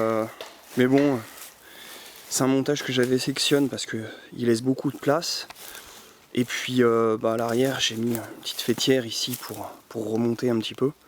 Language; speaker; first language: French; native; French